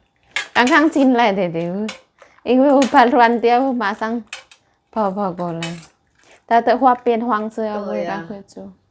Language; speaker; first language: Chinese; non-native, learner; Indonesian